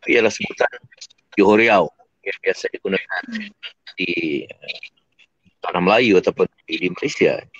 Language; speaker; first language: Malay; native; Malay